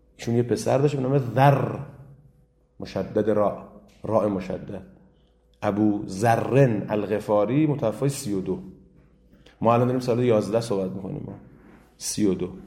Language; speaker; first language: Persian; native; Persian